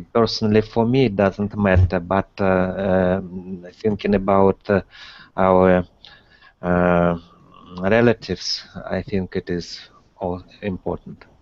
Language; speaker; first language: English; non-native, learner; Russian